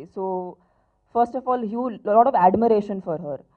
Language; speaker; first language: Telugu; non-native, fluent; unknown